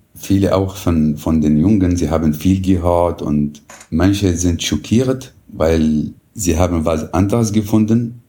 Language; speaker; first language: German; non-native, fluent; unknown